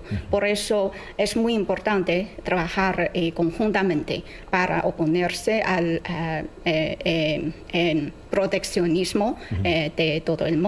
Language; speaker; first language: Spanish; non-native, fluent; Chinese